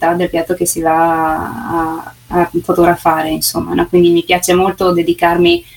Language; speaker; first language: Italian; native; Italian